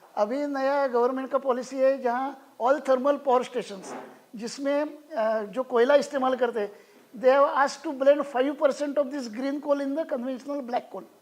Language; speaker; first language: Hindi; non-native, local second language; Marathi